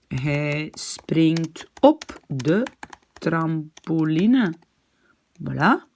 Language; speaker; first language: Dutch; non-native, fluent; French